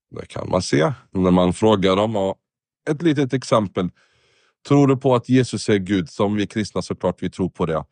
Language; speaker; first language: Swedish; early bilingual, other home language; Arabic